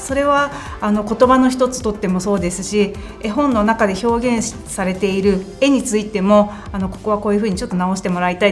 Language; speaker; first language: Japanese; native; Japanese